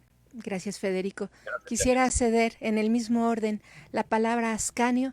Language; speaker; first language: Spanish; native; Spanish